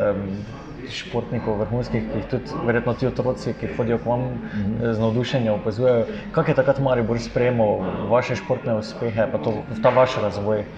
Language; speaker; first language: Slovenian; native; Slovenian